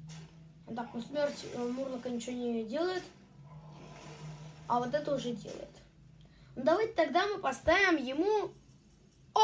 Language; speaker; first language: Russian; native; Russian